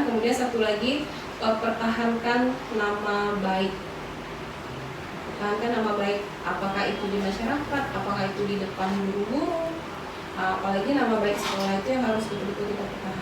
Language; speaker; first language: Indonesian; non-native, local second language; Minangkabau